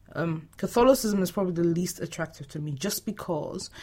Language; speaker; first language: English; non-native, local second language; Yoruba